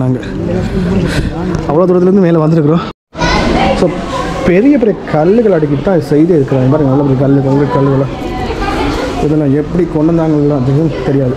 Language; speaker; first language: Tamil; native; Tamil